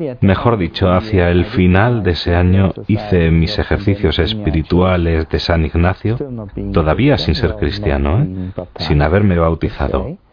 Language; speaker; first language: Spanish; non-native, fluent; German